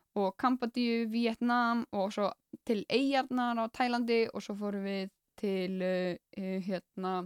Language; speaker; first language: Icelandic; native; Icelandic